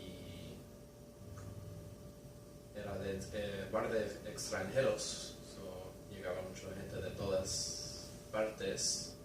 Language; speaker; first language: Spanish; early bilingual, heritage; Spanish